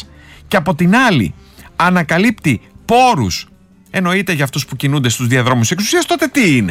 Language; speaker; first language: Greek; native; Greek